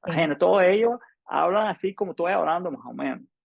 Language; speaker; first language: Spanish; non-native, fluent; English